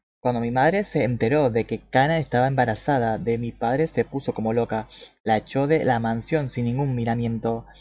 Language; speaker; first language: Spanish; native; Spanish